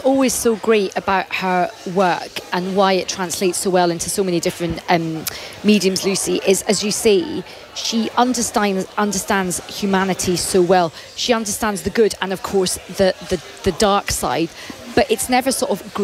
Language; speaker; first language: English; native; English